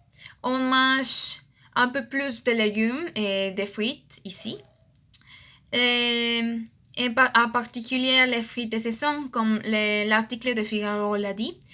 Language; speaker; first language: French; non-native, learner; Spanish